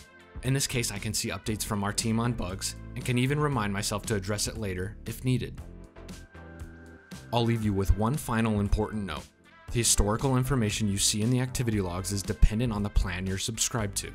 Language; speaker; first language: English; native; English